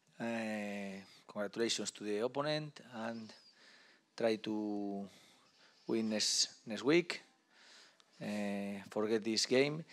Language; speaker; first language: English; non-native, learner; Spanish